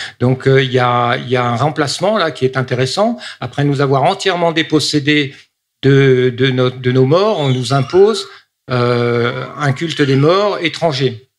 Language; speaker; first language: French; native; French